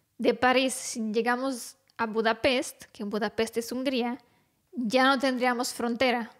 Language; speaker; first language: Spanish; non-native, fluent; Romanian